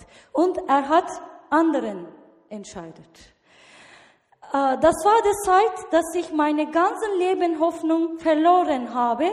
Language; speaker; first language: German; non-native, learner; Turkish